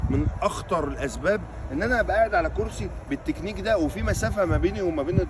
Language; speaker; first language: Arabic; native; Arabic